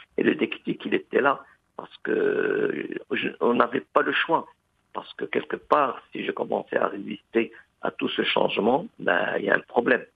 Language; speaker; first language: French; non-native, local second language; Arabic